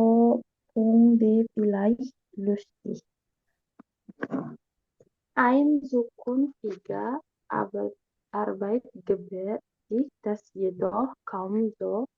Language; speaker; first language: German; non-native, learner; Indonesian